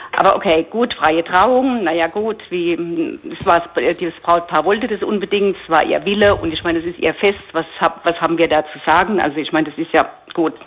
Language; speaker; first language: German; native; German